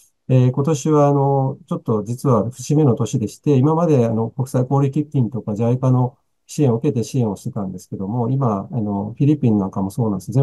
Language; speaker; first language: Japanese; native; Japanese